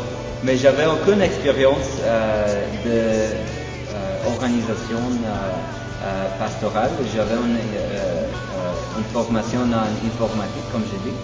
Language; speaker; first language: French; non-native, fluent; Polish